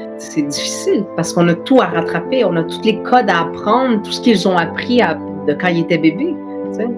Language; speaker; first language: French; early bilingual, other home language; Spanish